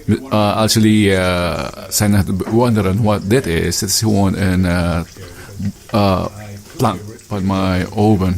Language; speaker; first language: Dutch; non-native, fluent; Filipino